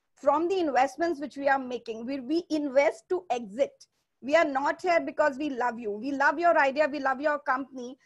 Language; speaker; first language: English; non-native, local second language; Hindi